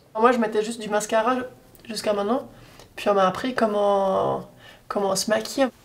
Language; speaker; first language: French; non-native, local second language; German